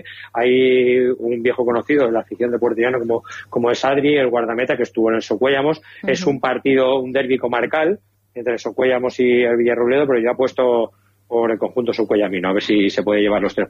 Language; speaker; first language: Spanish; native; Spanish